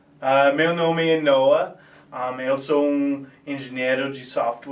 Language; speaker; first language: Portuguese; non-native, fluent; English